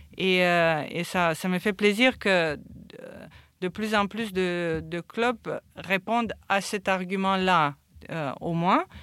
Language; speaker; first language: French; non-native, fluent; Romanian